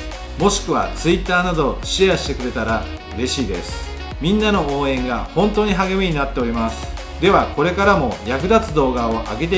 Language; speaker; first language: Japanese; native; Japanese